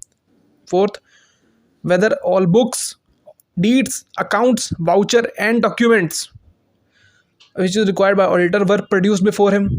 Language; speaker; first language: English; non-native, local second language; Hindi